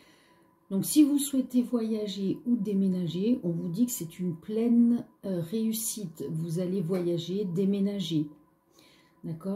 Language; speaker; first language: French; native; French